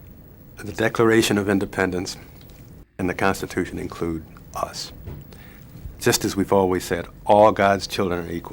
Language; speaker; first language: English; native; English